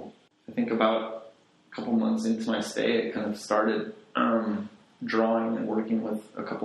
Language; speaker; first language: English; native; English